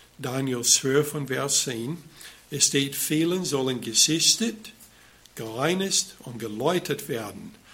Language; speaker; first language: German; non-native, fluent; English